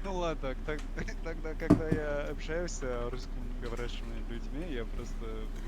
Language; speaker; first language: Russian; non-native, learner; English